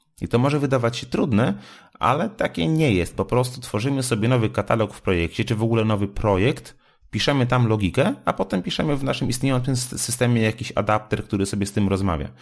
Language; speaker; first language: Polish; native; Polish